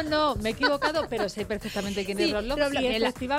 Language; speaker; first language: Spanish; native; Spanish